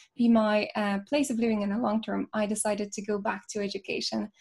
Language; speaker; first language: English; non-native, fluent; Polish